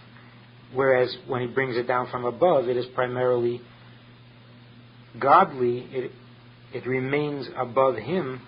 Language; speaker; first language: English; native; English